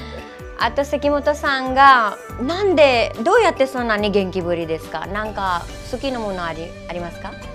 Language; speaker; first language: Japanese; non-native, learner; Hindi